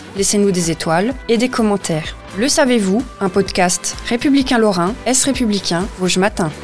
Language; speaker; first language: French; native; French